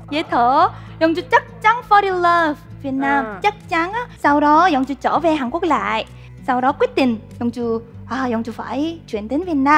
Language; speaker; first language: Vietnamese; non-native, learner; Korean